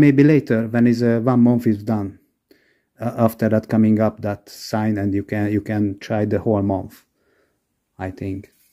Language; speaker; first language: English; non-native, learner; Hungarian